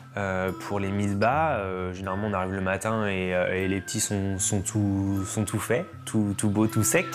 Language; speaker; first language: French; native; French